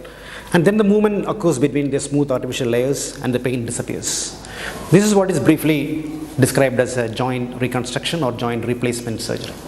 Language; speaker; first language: English; non-native, local second language; Malayalam